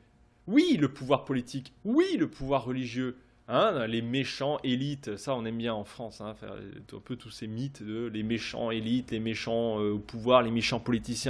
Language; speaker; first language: French; native; French